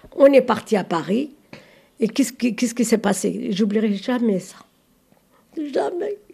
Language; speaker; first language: French; early bilingual, other home language; Arabic